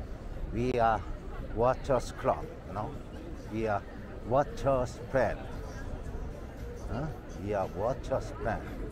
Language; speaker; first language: English; non-native, learner; Korean